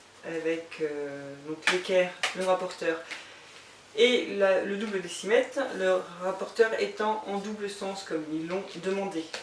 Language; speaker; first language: French; native; French